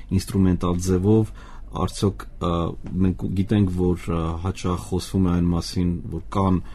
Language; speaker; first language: Armenian; native; Armenian